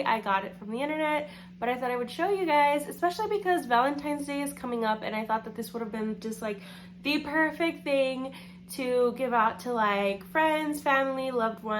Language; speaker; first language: English; native; English